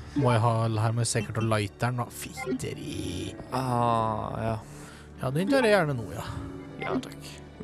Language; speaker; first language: Norwegian; native; Norwegian